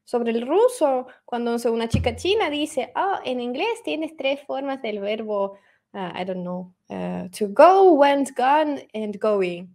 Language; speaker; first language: Spanish; non-native, fluent; Russian